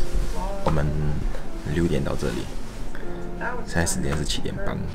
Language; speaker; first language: Chinese; early bilingual, heritage; Chinese